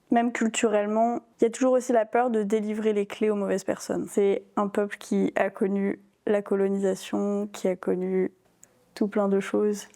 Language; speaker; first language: French; native; French